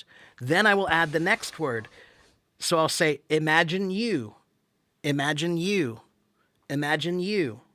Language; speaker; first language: English; non-native, fluent; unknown